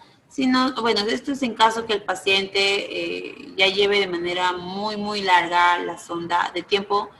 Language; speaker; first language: Spanish; native; Spanish